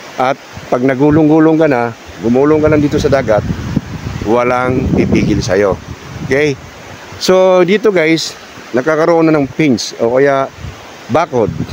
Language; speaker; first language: Filipino; non-native, local second language; Cebuano